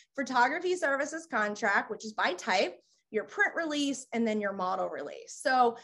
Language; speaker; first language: English; native; English